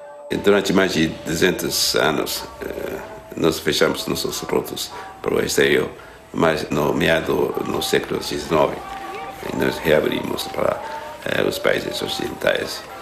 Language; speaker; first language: Portuguese; non-native, fluent; Japanese